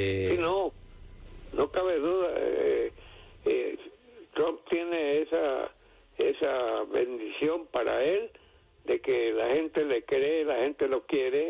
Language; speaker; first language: Spanish; native; Spanish